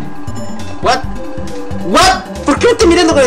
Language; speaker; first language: Spanish; native; Spanish